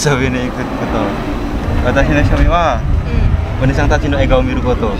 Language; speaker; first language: Japanese; non-native, learner; Indonesian